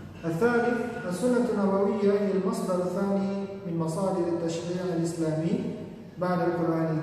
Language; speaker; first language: Arabic; non-native, fluent; Indonesian